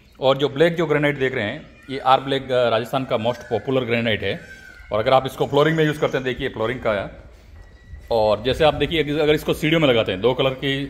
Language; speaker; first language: Hindi; native; Hindi